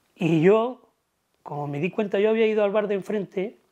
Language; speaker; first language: Spanish; native; Spanish